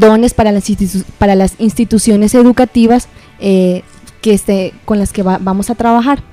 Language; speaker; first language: Spanish; native; Spanish